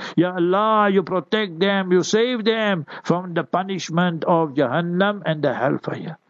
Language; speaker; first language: English; native; English